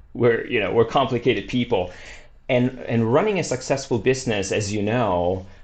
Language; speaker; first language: English; non-native, fluent; Italian